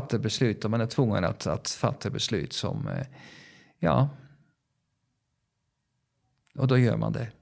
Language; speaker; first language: Swedish; non-native, fluent; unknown